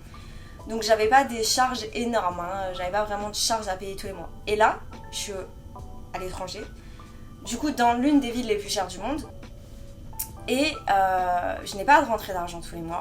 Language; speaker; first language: French; native; French